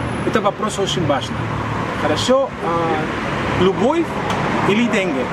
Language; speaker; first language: Russian; non-native, learner; Spanish